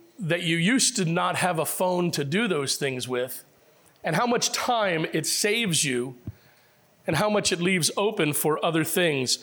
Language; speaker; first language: English; native; English